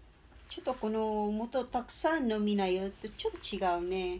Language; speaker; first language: Japanese; non-native, fluent; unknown